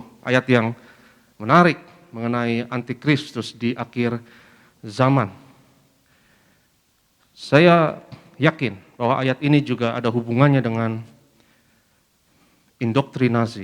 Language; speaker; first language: Indonesian; native; Indonesian